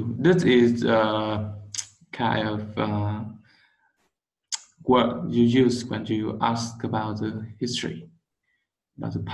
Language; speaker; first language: English; non-native, learner; Vietnamese